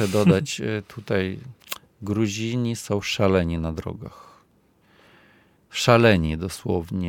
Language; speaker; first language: Polish; non-native, fluent; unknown